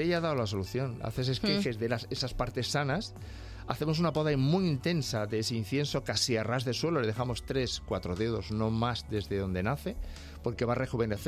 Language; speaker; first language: Spanish; native; Spanish